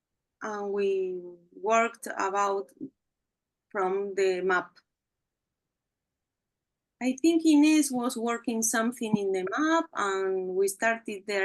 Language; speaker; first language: English; non-native, learner; Spanish